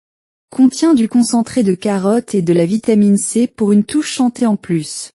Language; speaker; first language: French; non-native, learner; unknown